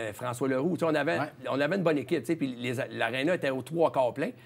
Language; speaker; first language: French; native; French